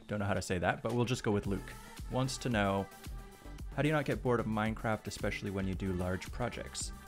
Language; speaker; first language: English; native; English